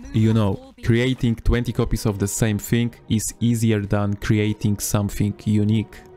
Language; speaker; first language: English; non-native, fluent; Polish